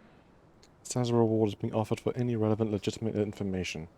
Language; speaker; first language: English; native; English